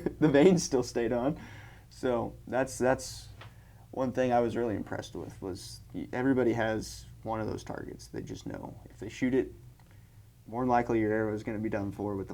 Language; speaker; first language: English; native; English